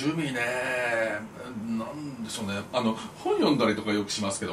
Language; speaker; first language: Japanese; native; Japanese